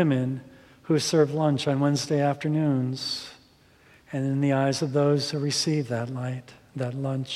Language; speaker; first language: English; native; English